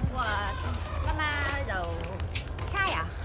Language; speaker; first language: Chinese; non-native, learner; Vietnamese